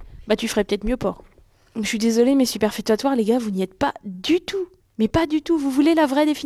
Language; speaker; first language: French; native; French